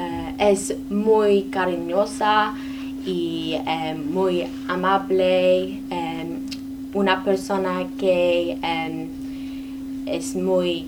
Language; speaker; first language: Spanish; non-native, learner; English